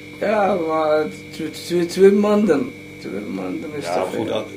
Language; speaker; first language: Dutch; non-native, learner; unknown